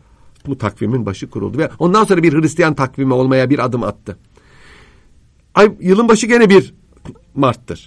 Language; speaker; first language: Turkish; native; Turkish